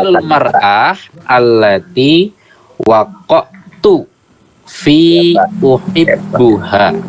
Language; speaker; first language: Arabic; non-native, learner; Indonesian